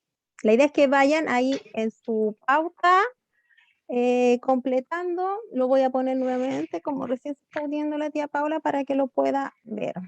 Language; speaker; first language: Spanish; native; Spanish